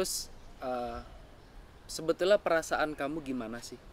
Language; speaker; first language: Indonesian; native; Indonesian